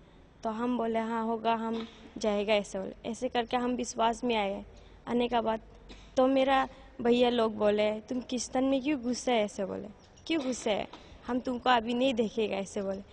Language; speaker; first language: Hindi; non-native, local second language; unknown